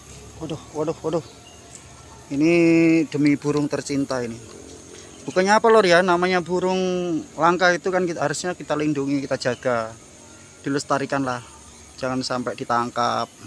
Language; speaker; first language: Indonesian; non-native, local second language; Javanese